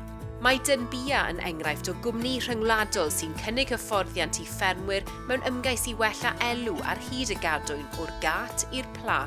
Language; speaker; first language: Welsh; native; Welsh